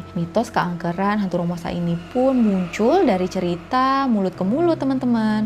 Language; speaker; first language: Indonesian; native; Indonesian